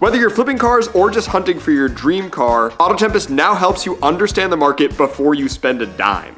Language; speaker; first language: English; native; English